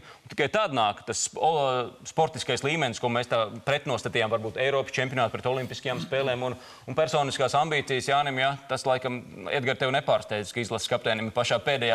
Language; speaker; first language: Latvian; native; Latvian